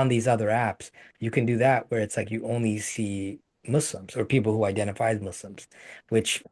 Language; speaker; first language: English; native; English